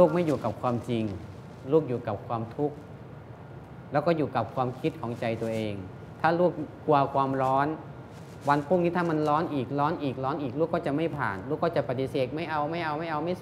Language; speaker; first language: Thai; native; Thai